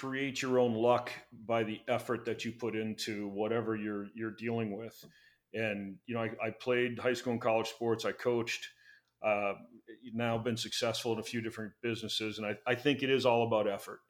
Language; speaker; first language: English; native; English